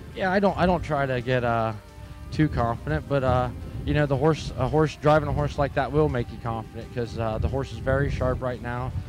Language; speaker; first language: English; native; English